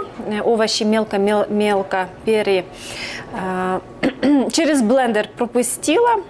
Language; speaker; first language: Russian; native; Russian